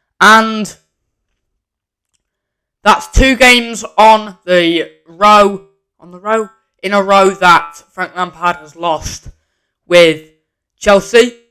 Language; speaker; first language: English; native; English